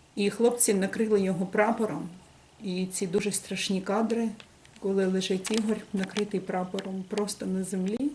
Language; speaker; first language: Ukrainian; native; Ukrainian